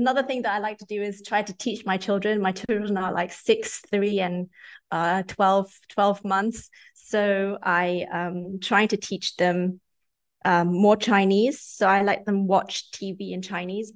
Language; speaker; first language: English; native; English